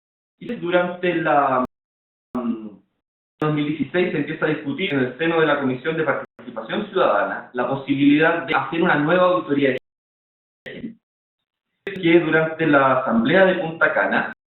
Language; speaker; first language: Spanish; native; Spanish